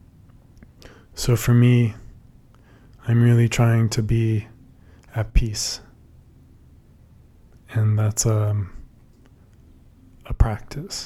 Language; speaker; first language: English; native; English